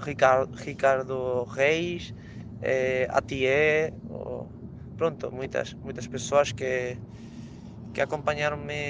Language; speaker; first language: Portuguese; non-native, fluent; Spanish